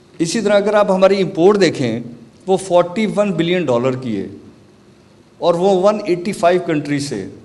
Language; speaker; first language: Urdu; non-native, local second language; Punjabi